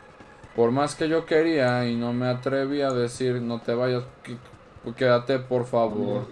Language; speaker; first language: Spanish; native; Spanish